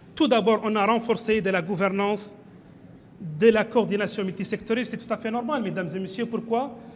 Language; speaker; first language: French; non-native, local second language; Arabic